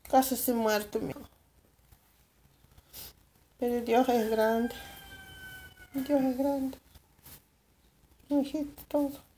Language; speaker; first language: Spanish; non-native, local second language; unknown